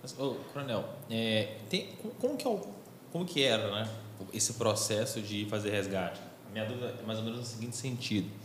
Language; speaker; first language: Portuguese; native; Portuguese